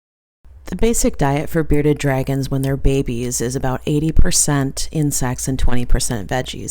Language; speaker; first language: English; native; English